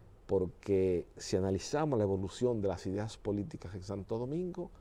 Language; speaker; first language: Spanish; native; Spanish